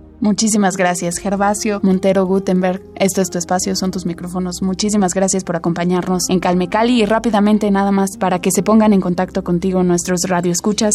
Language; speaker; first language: Spanish; native; Spanish